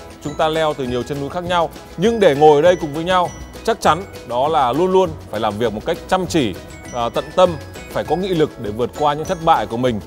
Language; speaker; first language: Vietnamese; native; Vietnamese